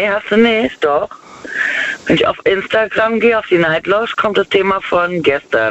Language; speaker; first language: German; native; German